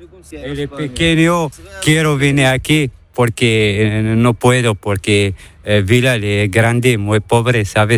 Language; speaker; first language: Spanish; non-native, learner; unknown